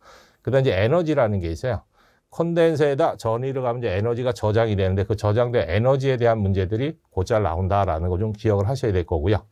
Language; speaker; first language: Korean; native; Korean